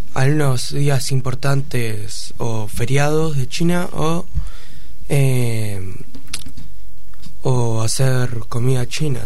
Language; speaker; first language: Spanish; early bilingual, other home language; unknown